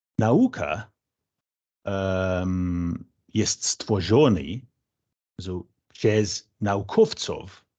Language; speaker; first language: Polish; non-native, fluent; English